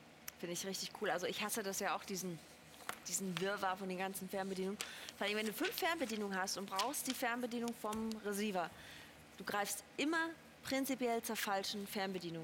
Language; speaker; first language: German; native; German